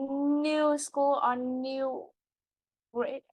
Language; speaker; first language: English; non-native, learner; Vietnamese